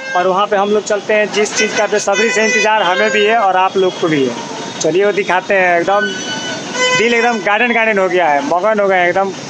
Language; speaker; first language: Hindi; non-native, local second language; Bhojpuri